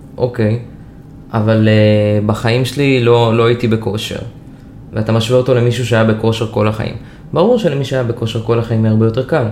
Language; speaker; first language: Hebrew; native; Hebrew